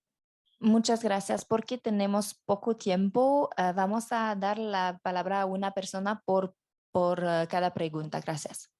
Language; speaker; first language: Spanish; non-native, fluent; French